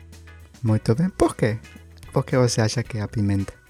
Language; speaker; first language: Portuguese; non-native, learner; Spanish